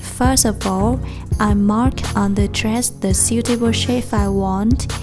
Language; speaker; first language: English; non-native, fluent; Vietnamese